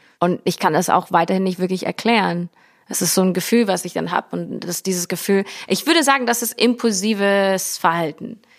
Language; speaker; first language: German; early bilingual, heritage; English